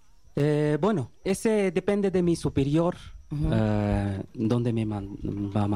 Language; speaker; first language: Spanish; non-native, learner; Bangla